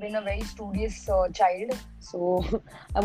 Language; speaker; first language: English; non-native, local second language; Hindi